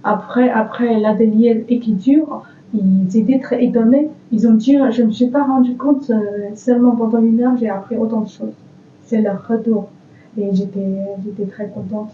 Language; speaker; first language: French; non-native, fluent; Chinese